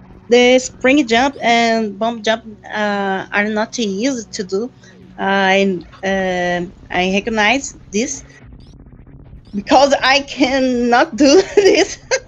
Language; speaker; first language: English; non-native, learner; Portuguese